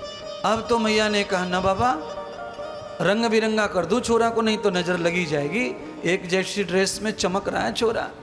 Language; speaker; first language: Hindi; native; Hindi